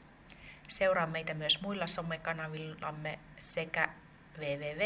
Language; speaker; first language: Finnish; native; Finnish